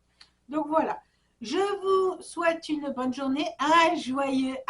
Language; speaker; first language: French; native; French